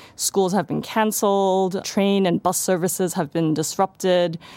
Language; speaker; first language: English; non-native, local second language; Cantonese